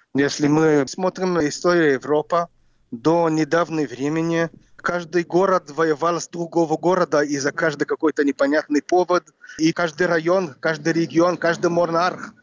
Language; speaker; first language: Russian; non-native, fluent; Hebrew